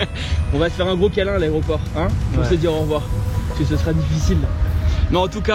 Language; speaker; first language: French; native; French